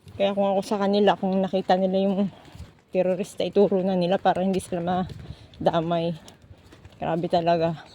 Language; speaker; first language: Filipino; native; Filipino